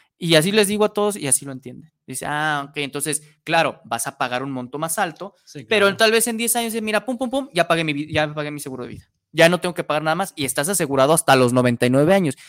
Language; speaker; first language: Spanish; native; Spanish